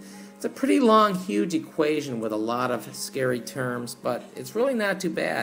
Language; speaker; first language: English; native; English